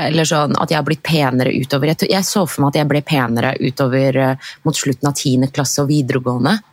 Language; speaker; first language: Norwegian; early bilingual, other home language; Arabic